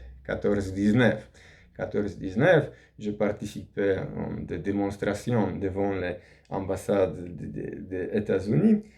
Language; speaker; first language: French; non-native, learner; Polish